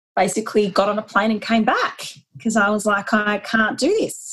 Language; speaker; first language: English; native; English